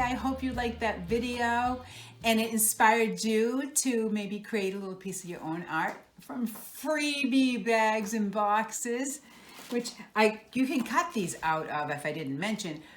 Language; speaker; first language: English; native; English